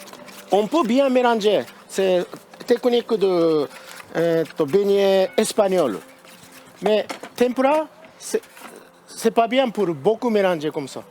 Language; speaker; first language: French; non-native, learner; Japanese